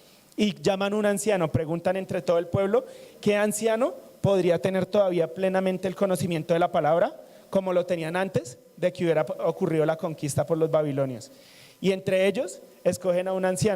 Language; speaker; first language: Spanish; native; Spanish